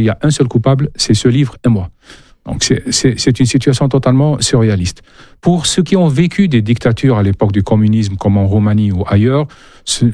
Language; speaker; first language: French; non-native, local second language; Arabic